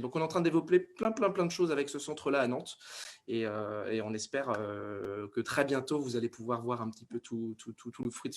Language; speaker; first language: French; native; French